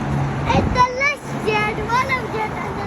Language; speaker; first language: Arabic; early bilingual, other home language; Urdu